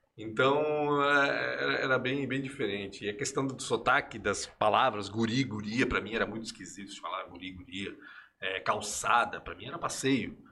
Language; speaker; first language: Portuguese; early bilingual, other home language; Spanish